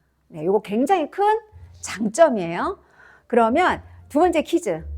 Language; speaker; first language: Korean; native; Korean